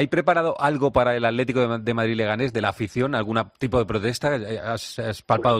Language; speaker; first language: Spanish; native; Spanish